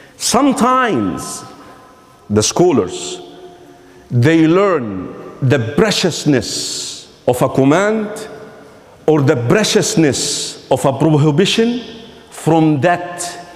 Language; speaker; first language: English; non-native, fluent; Arabic